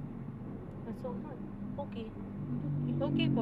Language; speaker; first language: Japanese; non-native, learner; Filipino